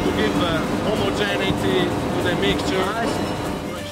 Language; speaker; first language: English; non-native, fluent; Italian